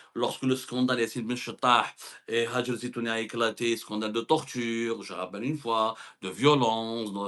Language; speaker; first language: French; non-native, local second language; Arabic